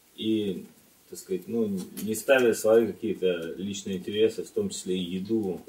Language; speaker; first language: Russian; native; Russian